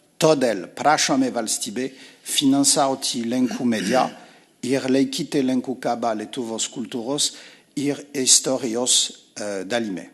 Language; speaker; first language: Lithuanian; non-native, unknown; French